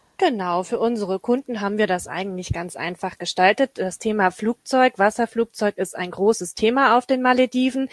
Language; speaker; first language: German; native; German